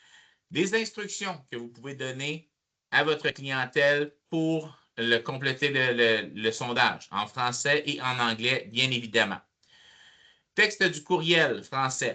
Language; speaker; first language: French; native; French